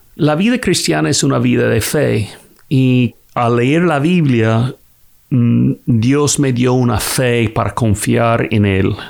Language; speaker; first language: Spanish; non-native, fluent; English